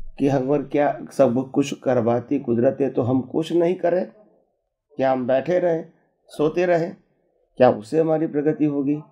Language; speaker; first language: Hindi; non-native, local second language; Gujarati